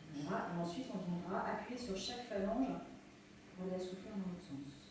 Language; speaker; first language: French; native; French